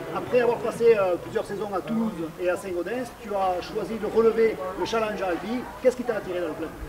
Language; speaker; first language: French; native; French